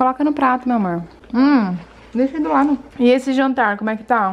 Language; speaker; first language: Portuguese; native; Portuguese